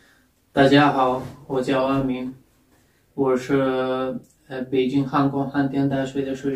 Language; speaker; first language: Chinese; non-native, fluent; Pashto